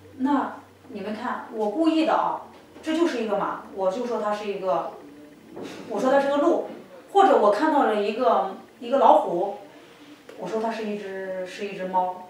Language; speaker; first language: Chinese; native; Chinese